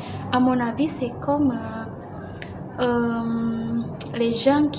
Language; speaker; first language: French; non-native, learner; Indonesian